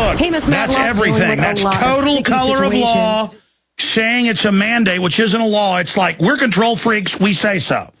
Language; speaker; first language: English; native; English